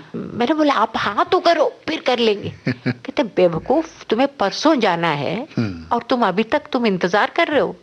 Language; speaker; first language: Hindi; non-native, local second language; Telugu